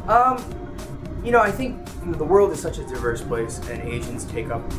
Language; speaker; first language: English; native; English